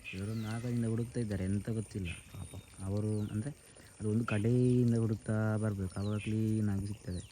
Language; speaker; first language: Kannada; non-native, local second language; Tulu